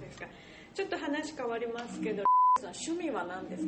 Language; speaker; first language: Japanese; native; Japanese